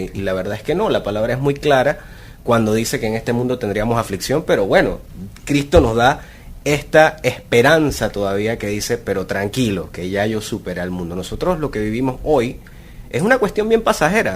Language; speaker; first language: Spanish; native; Spanish